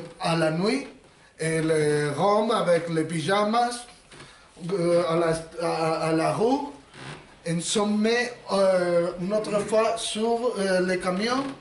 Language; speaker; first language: French; non-native, learner; Spanish